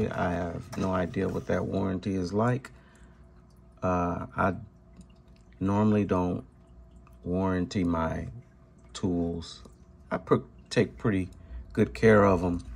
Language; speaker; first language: English; native; English